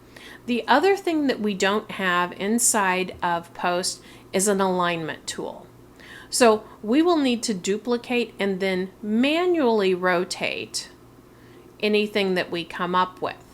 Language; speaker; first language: English; native; English